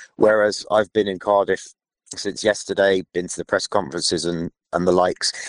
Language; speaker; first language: English; native; English